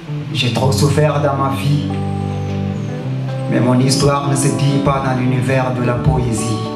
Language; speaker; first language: French; non-native, local second language; Wolof